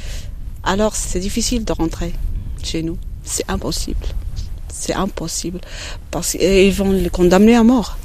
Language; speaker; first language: French; non-native, learner; Arabic